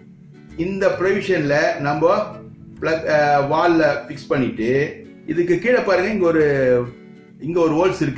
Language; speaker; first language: Tamil; native; Tamil